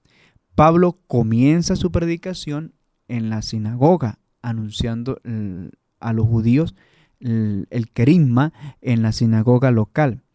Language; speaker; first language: Spanish; native; Spanish